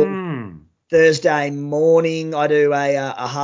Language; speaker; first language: English; native; English